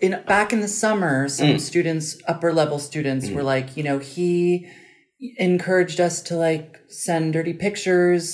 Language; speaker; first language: English; native; English